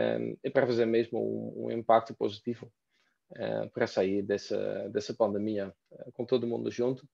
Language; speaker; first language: Portuguese; non-native, fluent; Dutch